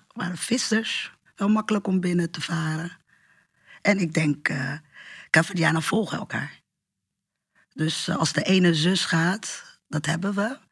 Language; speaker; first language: Dutch; early bilingual, other home language; Portuguese